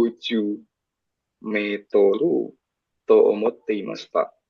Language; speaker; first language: Japanese; non-native, learner; Indonesian